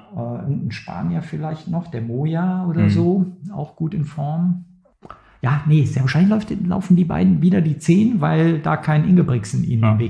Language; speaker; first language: German; native; German